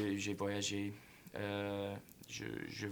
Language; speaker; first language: French; non-native, fluent; English